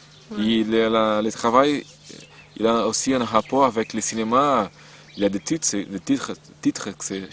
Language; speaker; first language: French; non-native, learner; Portuguese